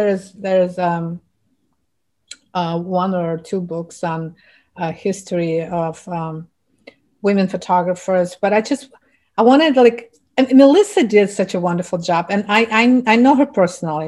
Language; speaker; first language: English; non-native, fluent; Russian